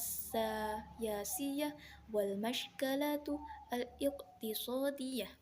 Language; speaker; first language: Arabic; non-native, learner; Indonesian